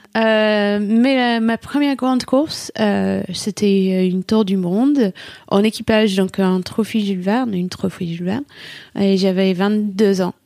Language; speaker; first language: French; non-native, fluent; English